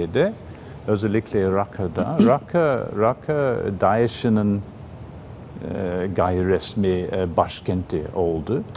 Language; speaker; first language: Turkish; non-native, fluent; English